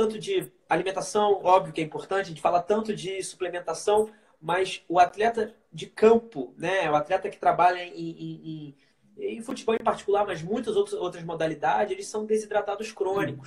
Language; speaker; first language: Portuguese; native; Portuguese